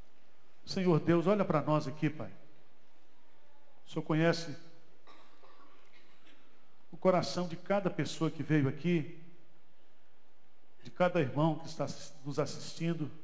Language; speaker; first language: Portuguese; native; Portuguese